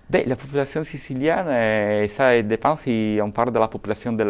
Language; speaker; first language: French; non-native, fluent; Italian